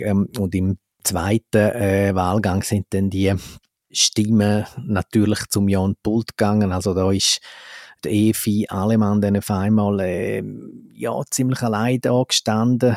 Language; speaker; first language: German; native; German